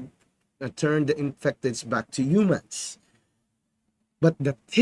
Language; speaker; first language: English; non-native, fluent; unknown